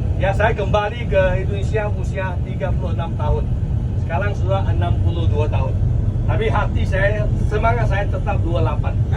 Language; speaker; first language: Malay; non-native, local second language; Chinese